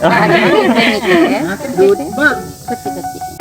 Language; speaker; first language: Japanese; native; Japanese